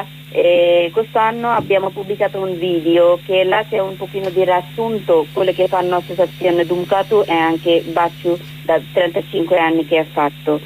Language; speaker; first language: Italian; non-native, learner; Bangla